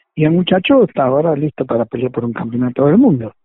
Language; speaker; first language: Spanish; native; Spanish